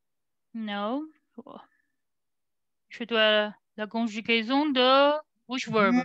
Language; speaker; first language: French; non-native, fluent; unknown